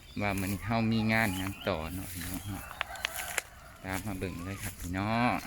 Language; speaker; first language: Thai; non-native, local second language; Northeastern Thai